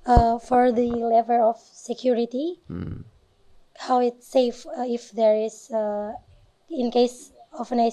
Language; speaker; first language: English; non-native, learner; Indonesian